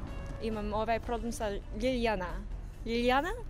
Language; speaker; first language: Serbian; non-native, learner; English